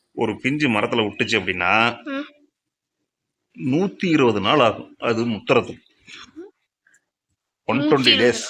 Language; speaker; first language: Tamil; native; Tamil